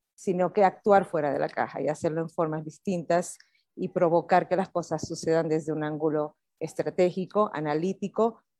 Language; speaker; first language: Spanish; native; Spanish